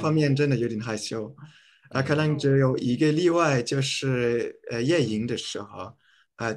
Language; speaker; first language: Chinese; non-native, fluent; German